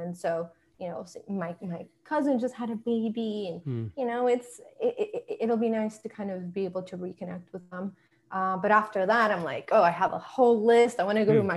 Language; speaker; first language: English; early bilingual, other home language; Spanish